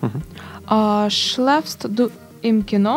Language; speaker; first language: German; non-native, learner; Russian